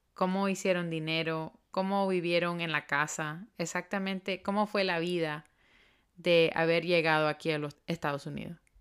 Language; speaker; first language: Spanish; early bilingual, heritage; Spanish